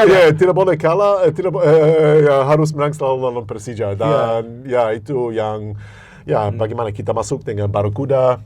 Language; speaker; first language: Indonesian; non-native, fluent; English